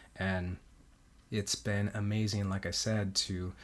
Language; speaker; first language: English; early bilingual, heritage; Spanish